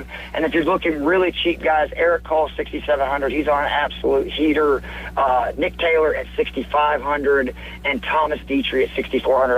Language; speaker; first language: English; native; English